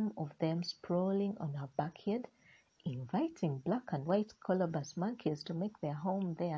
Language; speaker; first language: English; non-native, local second language; Luyia